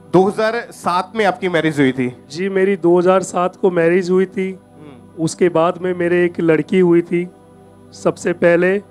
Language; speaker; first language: Hindi; native; Hindi